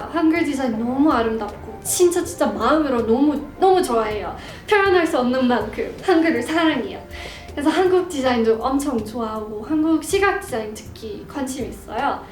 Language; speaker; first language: Korean; non-native, fluent; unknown